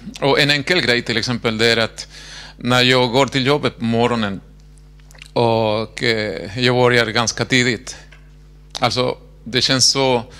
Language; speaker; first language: Swedish; non-native, fluent; Spanish